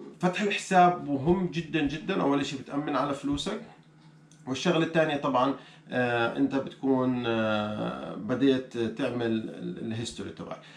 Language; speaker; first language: Arabic; native; Arabic